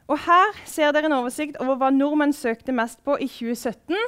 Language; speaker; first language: Norwegian; native; Norwegian